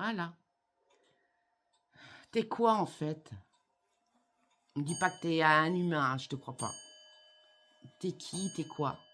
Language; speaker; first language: French; native; French